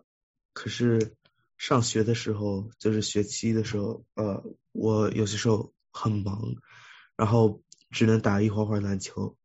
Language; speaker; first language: Chinese; early bilingual, heritage; Chinese